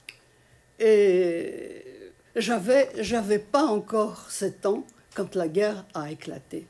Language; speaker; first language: French; non-native, fluent; Polish